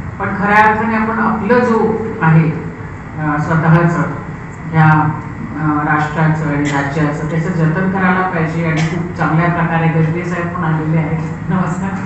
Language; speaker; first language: Marathi; non-native, local second language; Hindi